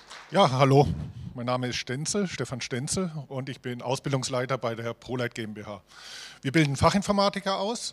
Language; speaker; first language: German; native; German